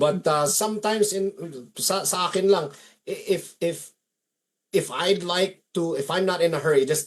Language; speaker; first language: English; non-native, local second language; Filipino